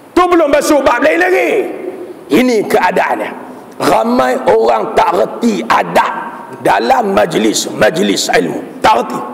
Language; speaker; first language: Malay; native; Malay